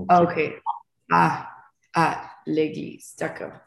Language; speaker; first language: French; non-native, learner; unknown